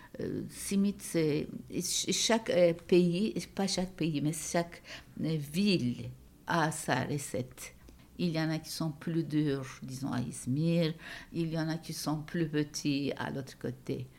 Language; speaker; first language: French; non-native, fluent; Turkish